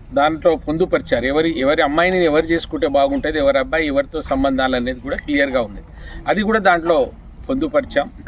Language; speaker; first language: Telugu; non-native, local second language; Lambadi